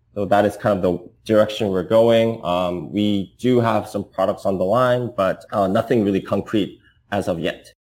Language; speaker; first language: English; non-native, fluent; Korean